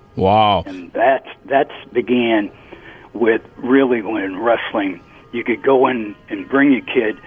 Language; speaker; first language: English; native; English